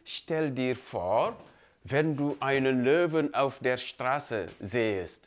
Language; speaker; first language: German; non-native, fluent; Wolof